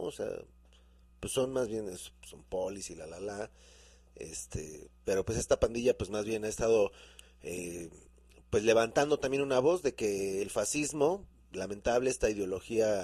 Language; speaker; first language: Spanish; native; Spanish